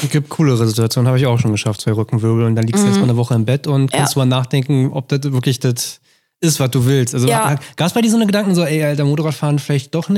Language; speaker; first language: German; native; German